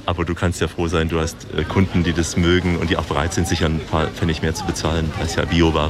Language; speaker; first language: German; native; German